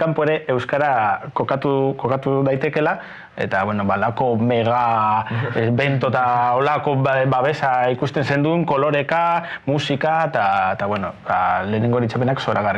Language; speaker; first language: Basque; non-native, local second language; Spanish